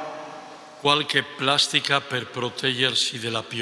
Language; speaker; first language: Italian; non-native, fluent; Spanish